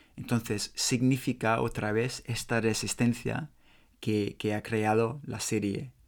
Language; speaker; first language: Spanish; non-native, learner; English